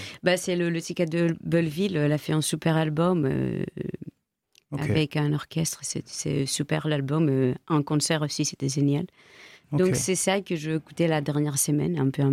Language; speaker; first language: French; non-native, fluent; Greek